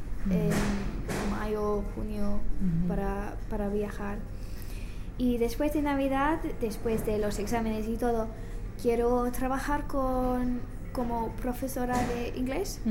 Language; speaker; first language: Spanish; non-native, learner; English